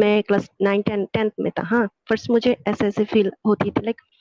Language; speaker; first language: Hindi; non-native, fluent; Bangla